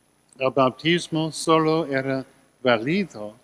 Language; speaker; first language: Spanish; non-native, learner; English